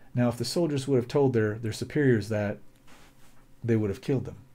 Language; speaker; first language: English; native; English